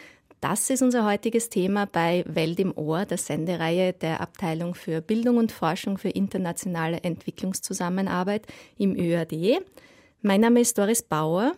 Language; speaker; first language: German; native; German